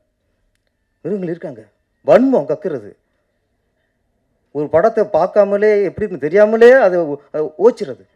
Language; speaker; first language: Tamil; native; Tamil